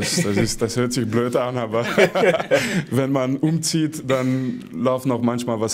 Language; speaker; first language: German; non-native, fluent; Dutch